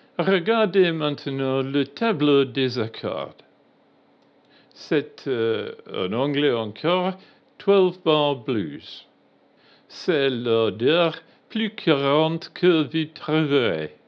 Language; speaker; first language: French; non-native, learner; English